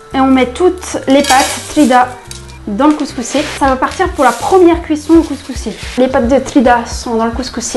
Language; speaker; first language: French; native; French